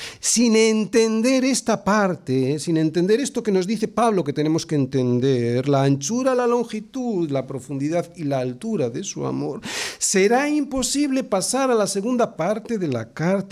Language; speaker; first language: Spanish; native; Spanish